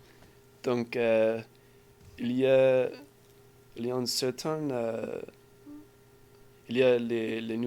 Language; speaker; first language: French; non-native, learner; English